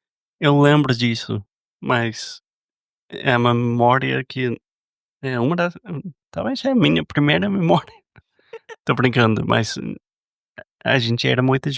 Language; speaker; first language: Portuguese; non-native, fluent; English